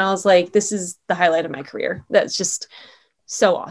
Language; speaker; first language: English; native; English